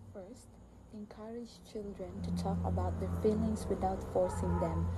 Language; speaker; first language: English; non-native, local second language; Filipino